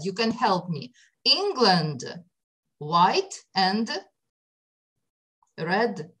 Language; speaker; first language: English; non-native, fluent; Ukrainian